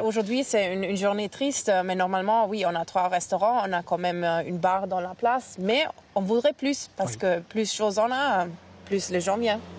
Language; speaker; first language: French; non-native, fluent; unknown